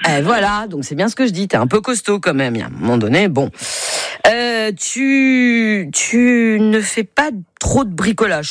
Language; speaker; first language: French; native; French